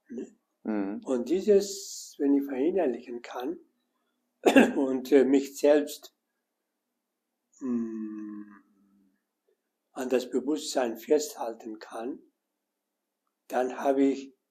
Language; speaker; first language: German; non-native, learner; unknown